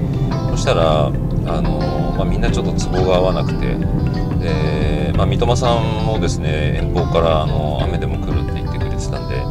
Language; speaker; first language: Japanese; native; Japanese